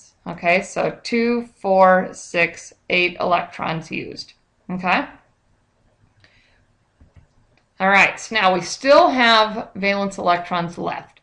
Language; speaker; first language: English; native; English